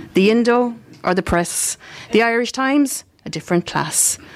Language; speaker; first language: English; native; English